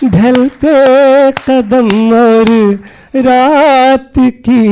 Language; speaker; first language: Hindi; native; Hindi